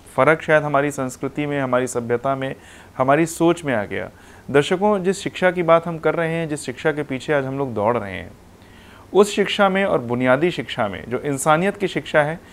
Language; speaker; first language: Hindi; non-native, local second language; Punjabi